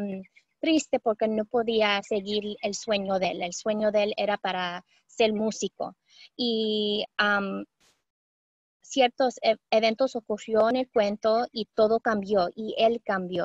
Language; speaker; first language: Spanish; early bilingual, heritage; Spanish